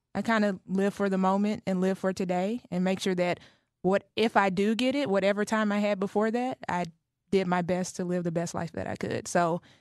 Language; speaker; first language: English; native; English